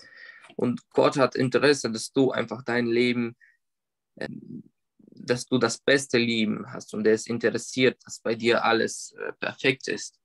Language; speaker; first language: German; non-native, learner; Russian